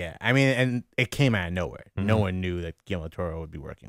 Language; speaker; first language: English; native; English